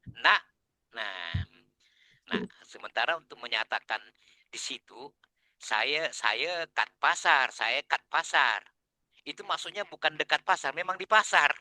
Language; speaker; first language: Indonesian; non-native, local second language; Batak Toba